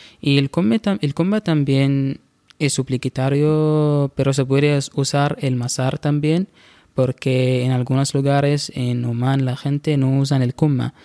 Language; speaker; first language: Spanish; non-native, fluent; Arabic